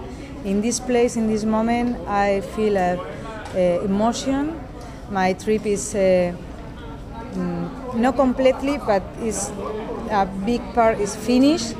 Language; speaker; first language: English; non-native, learner; Spanish